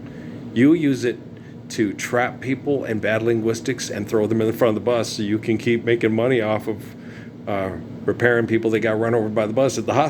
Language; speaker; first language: English; native; English